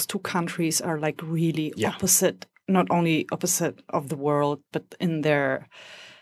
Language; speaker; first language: English; non-native, fluent; German